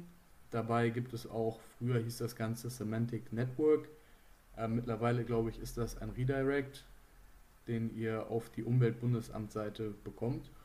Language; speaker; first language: German; native; German